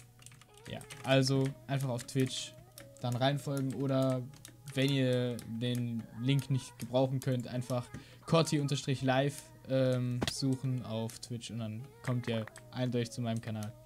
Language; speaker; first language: German; native; German